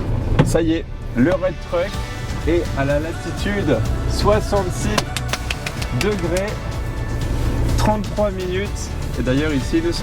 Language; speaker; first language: French; native; French